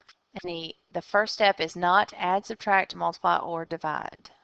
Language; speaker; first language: English; native; English